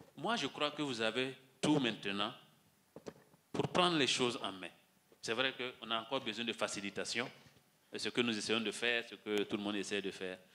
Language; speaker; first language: French; non-native, local second language; Mossi